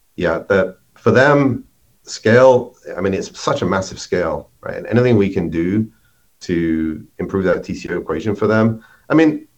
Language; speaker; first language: English; native; English